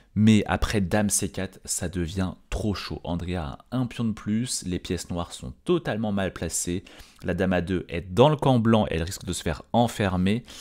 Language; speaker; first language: French; native; French